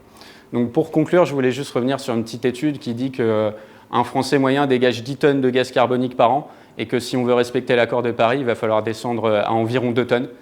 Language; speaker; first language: French; native; French